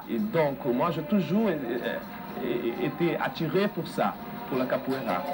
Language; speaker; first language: French; non-native, fluent; Portuguese